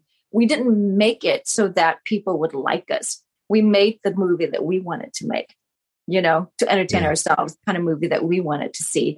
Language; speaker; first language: English; non-native, fluent; Vietnamese